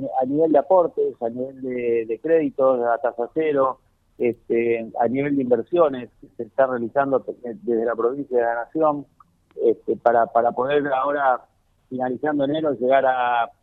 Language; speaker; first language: Spanish; native; Spanish